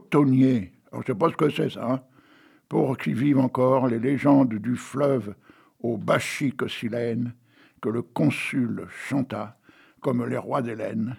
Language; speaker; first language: French; native; French